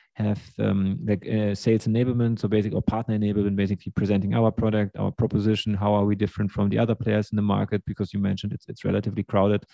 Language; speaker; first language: English; early bilingual, other home language; Russian